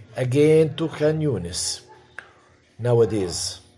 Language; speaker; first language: English; non-native, fluent; Arabic